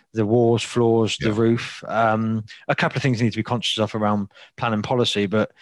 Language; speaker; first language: English; native; English